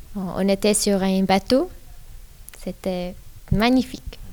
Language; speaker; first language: French; non-native, learner; Arabic